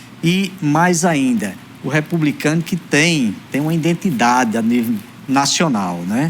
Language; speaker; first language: Portuguese; native; Portuguese